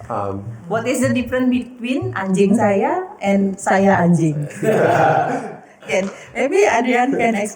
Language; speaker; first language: English; non-native, learner; Indonesian